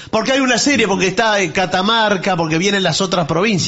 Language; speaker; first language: Spanish; native; Spanish